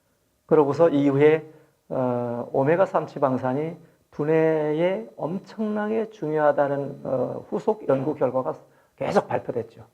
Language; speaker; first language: Korean; native; Korean